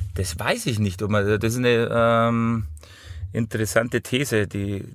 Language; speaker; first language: German; native; German